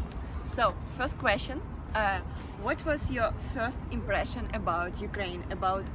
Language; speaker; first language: English; non-native, fluent; Ukrainian